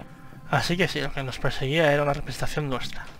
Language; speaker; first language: Spanish; native; Spanish